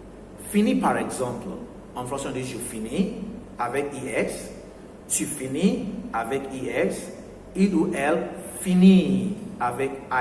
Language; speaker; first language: French; non-native, fluent; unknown